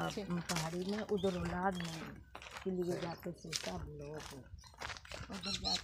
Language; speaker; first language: Hindi; non-native, local second language; Punjabi